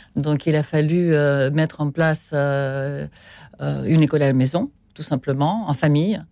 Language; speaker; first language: French; non-native, fluent; Russian